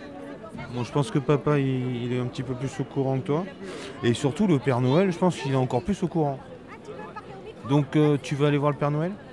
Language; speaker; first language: French; native; French